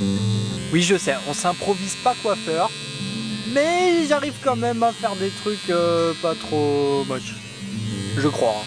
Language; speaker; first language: French; native; French